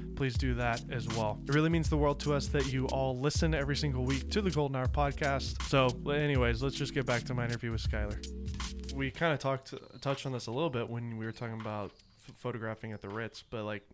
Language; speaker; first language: English; native; English